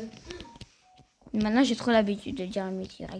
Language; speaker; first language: French; native; French